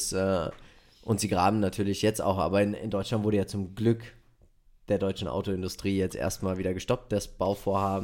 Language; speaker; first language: German; native; German